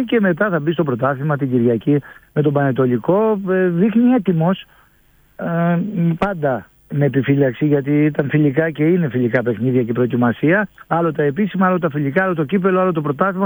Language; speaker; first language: Greek; native; Greek